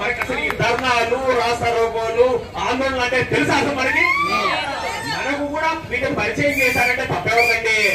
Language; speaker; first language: Telugu; native; Telugu